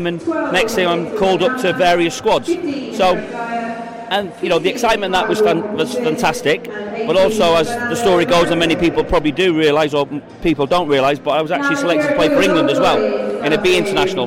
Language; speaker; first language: English; native; English